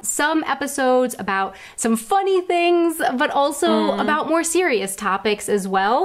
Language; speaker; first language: English; native; English